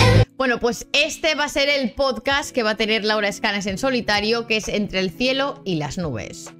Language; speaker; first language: Spanish; native; Spanish